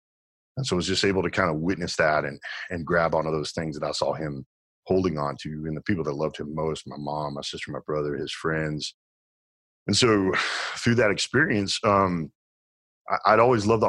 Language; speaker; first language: English; native; English